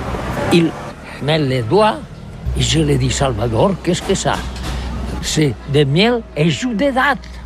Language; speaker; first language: French; non-native, learner; Catalan